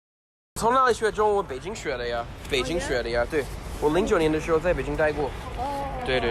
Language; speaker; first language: Chinese; non-native, fluent; English